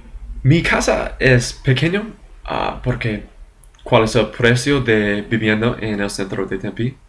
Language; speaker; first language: Spanish; non-native, learner; English